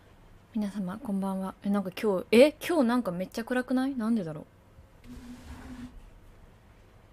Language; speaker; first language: Japanese; native; Japanese